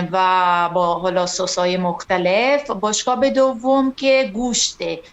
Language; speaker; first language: Persian; non-native, fluent; Italian